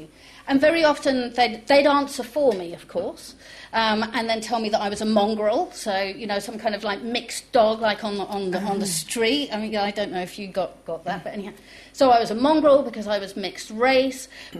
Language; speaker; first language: English; non-native, local second language; French